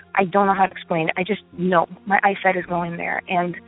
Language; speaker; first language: English; non-native, fluent; Ukrainian